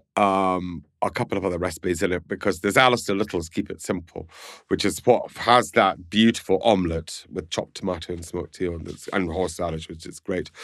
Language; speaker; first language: English; native; English